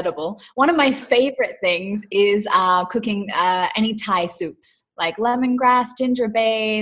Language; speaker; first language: English; native; English